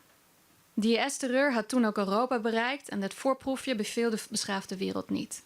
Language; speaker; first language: Dutch; early bilingual, other home language; Kurdish